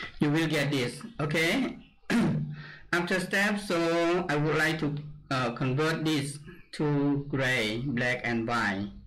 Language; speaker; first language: English; non-native, learner; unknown